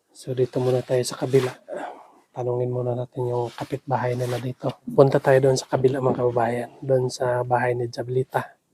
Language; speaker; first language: Filipino; non-native, local second language; Cebuano